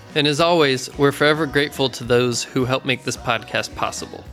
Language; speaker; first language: English; native; English